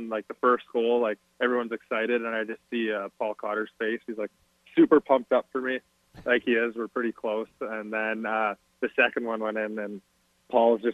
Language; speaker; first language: English; native; English